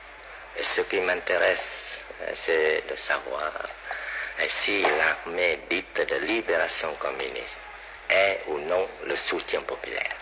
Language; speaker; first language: French; non-native, local second language; Vietnamese